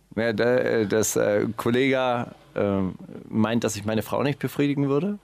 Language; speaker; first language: German; native; German